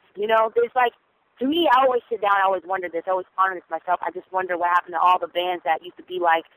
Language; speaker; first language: English; non-native, fluent; German